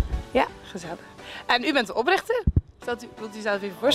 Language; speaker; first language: Dutch; native; Dutch